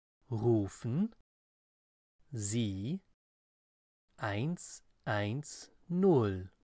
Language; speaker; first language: German; non-native, fluent; English